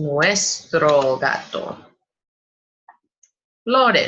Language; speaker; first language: Spanish; non-native, fluent; English